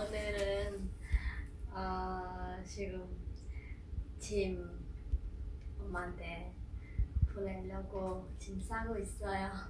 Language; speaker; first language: Korean; non-native, fluent; Khmer